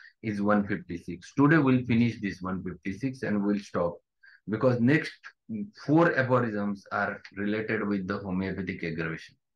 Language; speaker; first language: English; non-native, local second language; Marathi